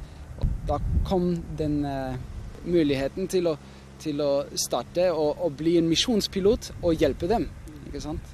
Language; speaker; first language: Norwegian; non-native, fluent; Swiss German